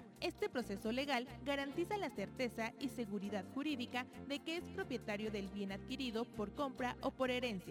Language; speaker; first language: Spanish; native; Spanish